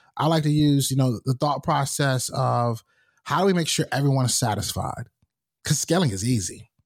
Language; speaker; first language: English; native; English